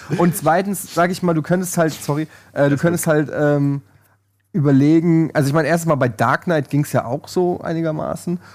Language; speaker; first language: German; native; German